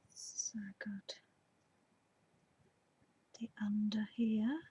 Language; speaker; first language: English; native; English